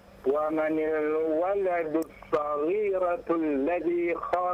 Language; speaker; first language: Arabic; non-native, learner; Indonesian